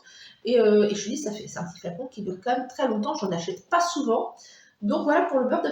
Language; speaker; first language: French; native; French